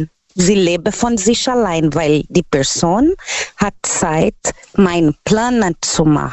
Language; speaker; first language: German; non-native, learner; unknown